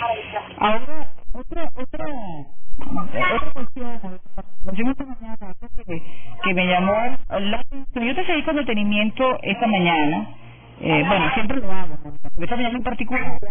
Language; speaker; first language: Spanish; native; Spanish